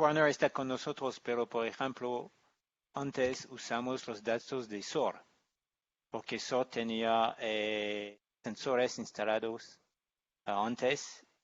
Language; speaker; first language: Spanish; non-native, learner; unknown